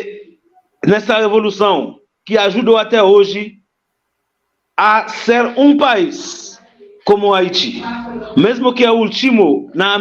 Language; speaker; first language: Portuguese; non-native, fluent; Haitian Creole